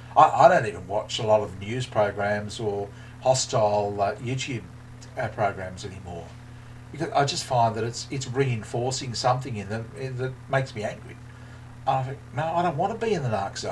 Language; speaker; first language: English; native; English